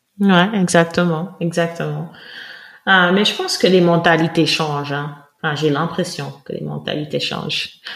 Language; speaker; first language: French; non-native, local second language; Wolof